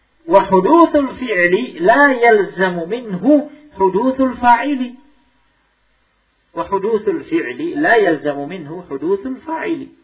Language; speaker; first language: Arabic; non-native, fluent; Indonesian